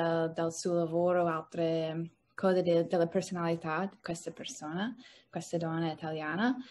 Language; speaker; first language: Italian; non-native, learner; English